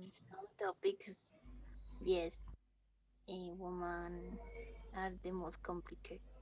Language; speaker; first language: English; non-native, learner; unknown